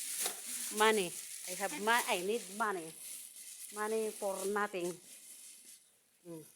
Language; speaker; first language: English; non-native, learner; Filipino